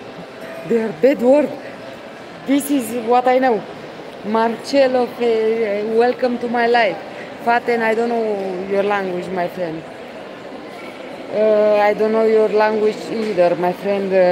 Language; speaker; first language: English; non-native, learner; Romanian